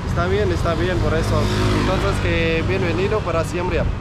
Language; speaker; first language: Spanish; non-native, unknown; Khmer